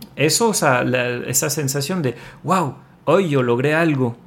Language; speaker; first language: Spanish; non-native, fluent; French